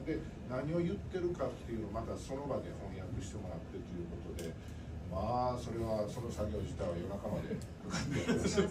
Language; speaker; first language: Japanese; native; Japanese